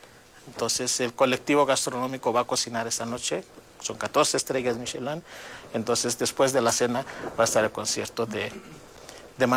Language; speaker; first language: Spanish; native; Spanish